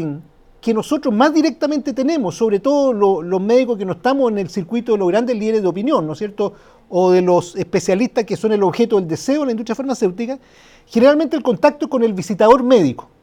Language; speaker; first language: Spanish; native; Spanish